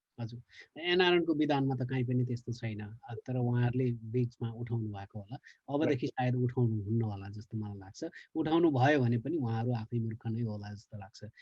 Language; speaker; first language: Nepali; native; Nepali